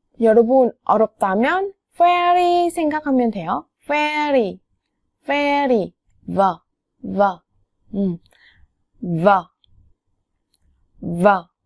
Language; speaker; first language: Korean; non-native, fluent; Vietnamese